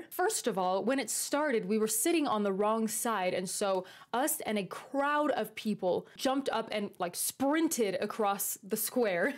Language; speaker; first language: English; native; English